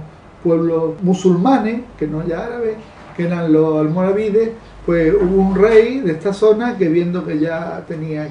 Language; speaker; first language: Spanish; native; Spanish